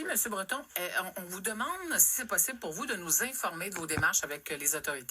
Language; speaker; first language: French; native; French